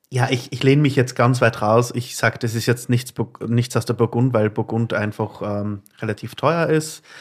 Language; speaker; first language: German; native; German